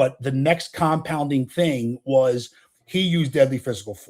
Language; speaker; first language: English; native; English